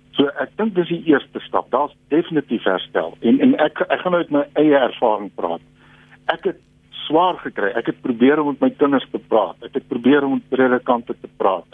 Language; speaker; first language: Afrikaans; native; Afrikaans